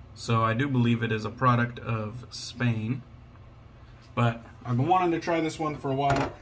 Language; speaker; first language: English; native; English